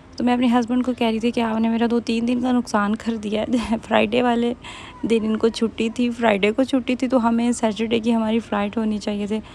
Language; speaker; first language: Urdu; native; Urdu